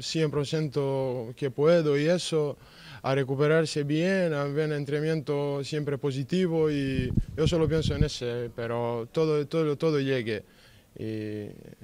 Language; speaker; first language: Spanish; non-native, learner; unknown